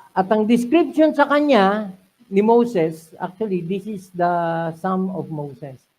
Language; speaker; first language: Filipino; non-native, local second language; Iloko